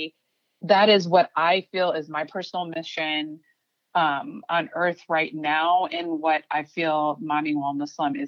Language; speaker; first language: English; early bilingual, other home language; Urdu